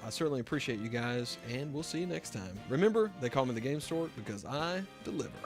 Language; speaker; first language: English; native; English